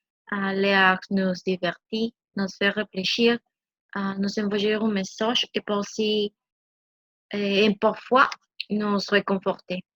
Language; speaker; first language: French; non-native, learner; Spanish